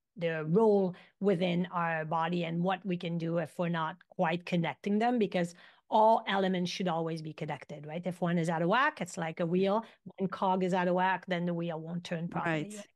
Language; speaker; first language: English; non-native, fluent; French